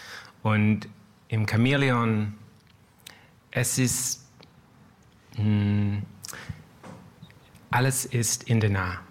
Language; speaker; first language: German; non-native, learner; English